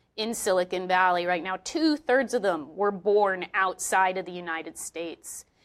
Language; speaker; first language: English; native; English